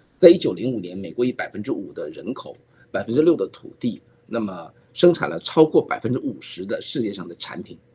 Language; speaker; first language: Chinese; native; Chinese